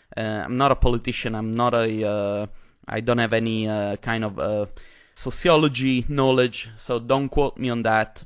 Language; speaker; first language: English; non-native, fluent; Italian